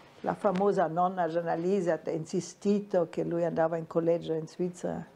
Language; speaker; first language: Italian; non-native, fluent; German